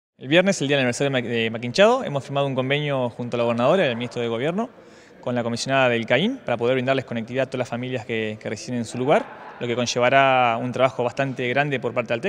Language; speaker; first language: Spanish; native; Spanish